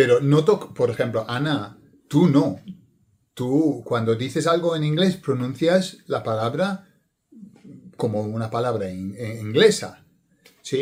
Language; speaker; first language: Spanish; non-native, fluent; English